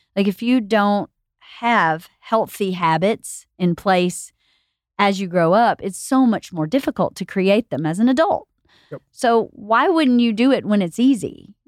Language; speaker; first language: English; native; English